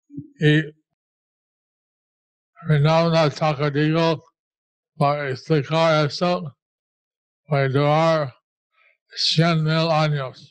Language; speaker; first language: Spanish; non-native, learner; English